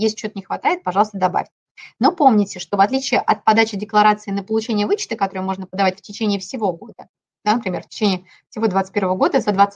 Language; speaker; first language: Russian; native; Russian